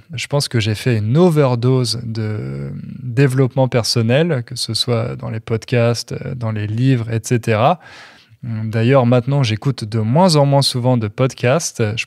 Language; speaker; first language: French; native; French